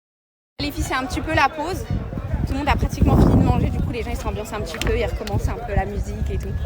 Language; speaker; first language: French; native; French